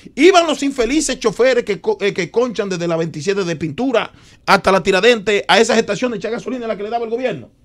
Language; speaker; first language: Spanish; native; Spanish